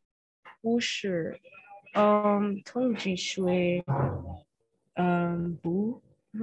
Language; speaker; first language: Chinese; non-native, learner; English